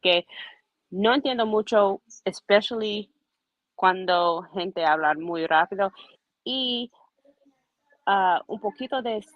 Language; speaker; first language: Spanish; non-native, learner; English